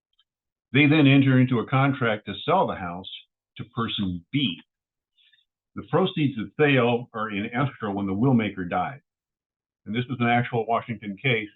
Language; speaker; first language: English; native; English